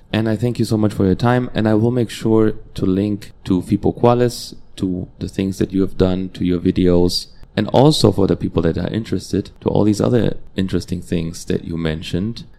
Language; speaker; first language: English; non-native, fluent; Hungarian